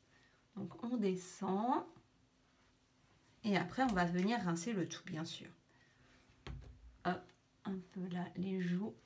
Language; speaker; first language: French; native; French